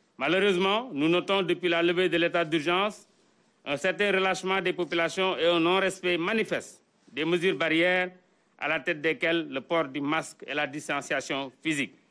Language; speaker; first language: French; non-native, local second language; Wolof